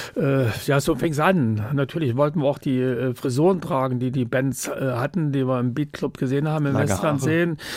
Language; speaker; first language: German; native; German